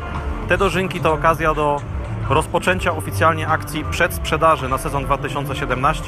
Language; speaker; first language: Polish; native; Polish